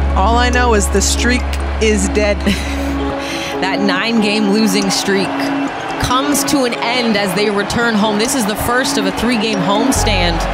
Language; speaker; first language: English; native; English